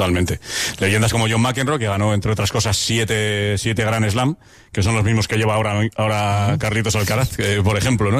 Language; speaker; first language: Spanish; native; Spanish